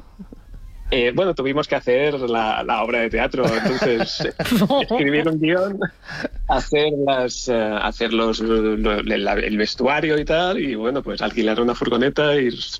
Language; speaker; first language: Spanish; native; Spanish